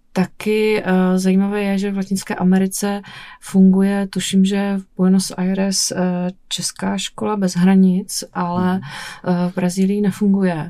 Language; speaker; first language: Czech; native; Czech